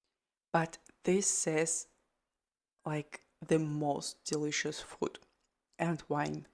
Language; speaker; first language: English; non-native, fluent; Georgian